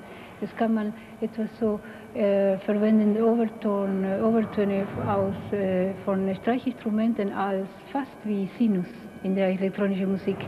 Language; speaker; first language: German; non-native, fluent; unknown